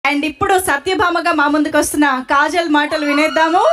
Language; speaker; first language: Telugu; native; Telugu